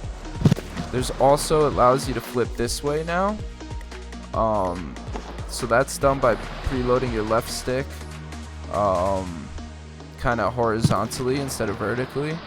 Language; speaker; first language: English; native; English